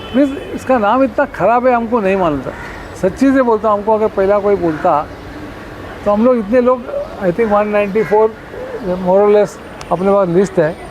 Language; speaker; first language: Hindi; non-native, local second language; Marathi